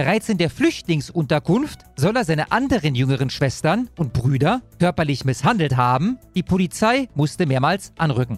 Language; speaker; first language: German; native; German